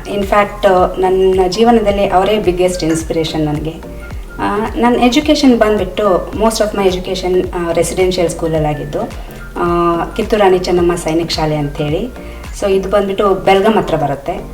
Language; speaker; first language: Kannada; native; Kannada